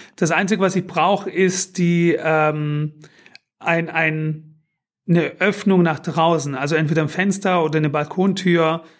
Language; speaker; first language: German; early bilingual, other home language; Turkish